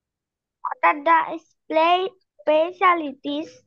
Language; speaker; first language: English; non-native, learner; Bangla